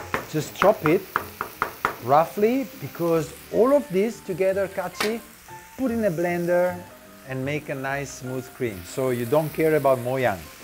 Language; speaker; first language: English; non-native, fluent; Italian